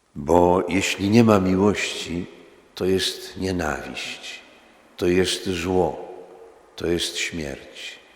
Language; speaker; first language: Polish; native; Polish